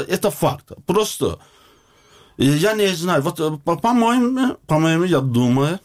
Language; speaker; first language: Russian; non-native, learner; Azerbaijani